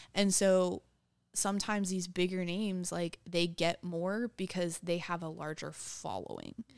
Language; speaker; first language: English; native; English